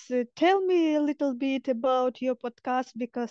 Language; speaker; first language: English; non-native, fluent; Ukrainian